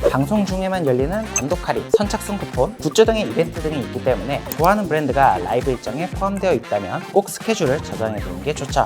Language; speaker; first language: Korean; native; Korean